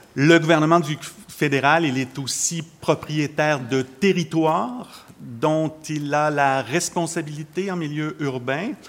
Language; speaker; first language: French; native; French